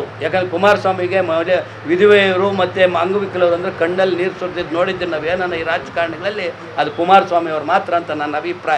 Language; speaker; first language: Kannada; native; Kannada